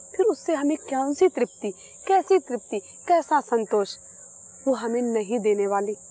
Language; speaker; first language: Hindi; native; Hindi